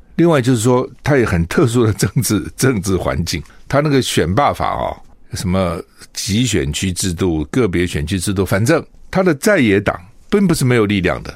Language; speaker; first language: Chinese; native; Chinese